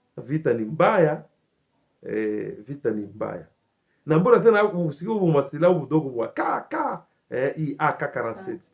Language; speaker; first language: Swahili; native; Swahili